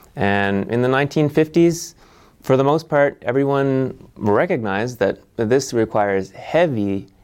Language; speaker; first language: English; native; English